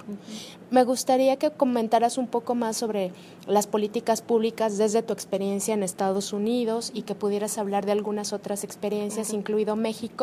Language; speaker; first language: Spanish; native; Spanish